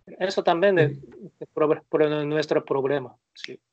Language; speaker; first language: Spanish; non-native, learner; Japanese